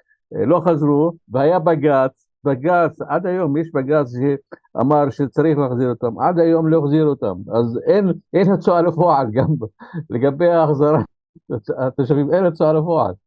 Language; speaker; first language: Hebrew; non-native, local second language; Arabic